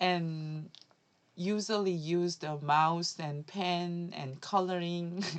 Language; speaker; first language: English; non-native, learner; Korean